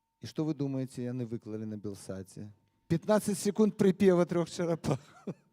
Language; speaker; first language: Belarusian; non-native, local second language; Russian